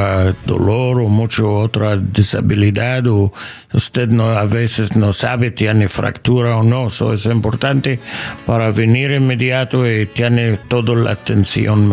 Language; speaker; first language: Spanish; non-native, fluent; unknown